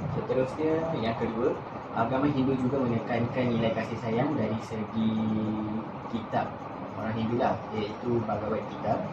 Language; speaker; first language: Malay; non-native, local second language; Tamil